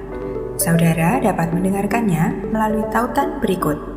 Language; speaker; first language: Indonesian; native; Indonesian